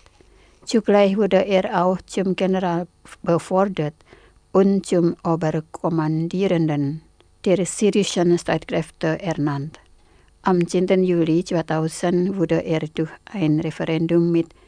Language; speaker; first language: German; non-native, fluent; Indonesian